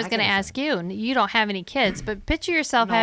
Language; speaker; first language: English; native; English